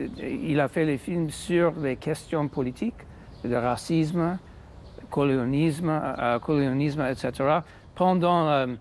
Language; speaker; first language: French; non-native, fluent; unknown